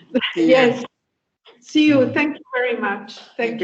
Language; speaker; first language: English; non-native, fluent; Italian